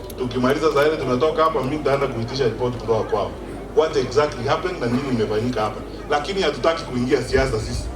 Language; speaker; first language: Swahili; non-native, local second language; Gusii